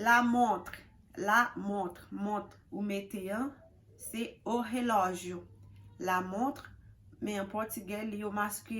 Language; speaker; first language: French; non-native, local second language; Haitian Creole